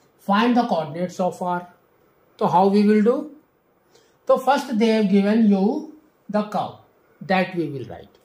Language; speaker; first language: English; non-native, local second language; Hindi